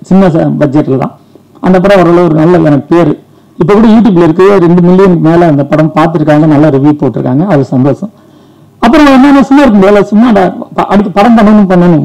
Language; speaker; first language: Tamil; native; Tamil